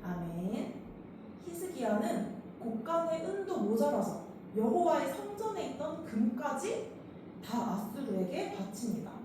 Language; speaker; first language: Korean; native; Korean